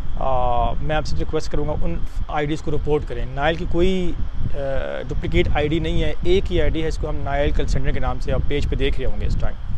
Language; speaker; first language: Urdu; non-native, local second language; Punjabi